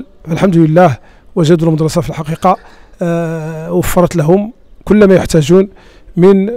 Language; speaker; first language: Arabic; native; Arabic